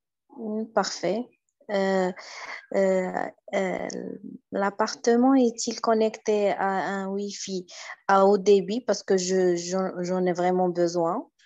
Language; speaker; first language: French; non-native, learner; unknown